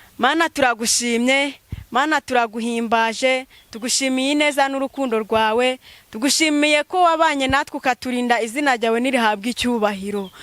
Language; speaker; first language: Kinyarwanda; native; Kinyarwanda